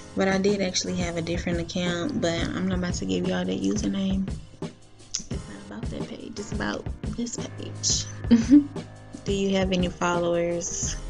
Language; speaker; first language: English; native; English